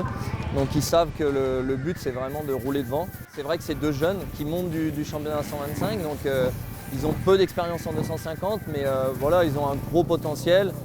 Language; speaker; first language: French; native; French